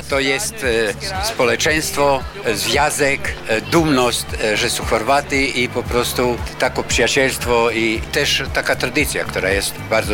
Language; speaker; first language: Polish; non-native, learner; Croatian